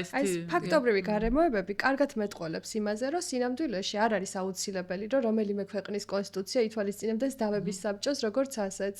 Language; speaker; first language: Georgian; native; Georgian